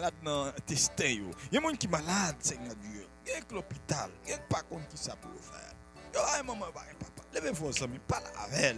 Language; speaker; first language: French; non-native, local second language; Haitian Creole